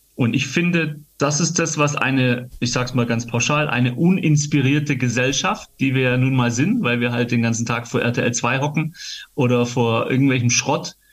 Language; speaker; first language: German; native; German